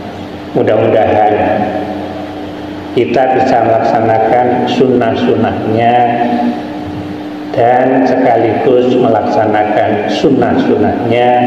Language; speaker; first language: Indonesian; non-native, local second language; Javanese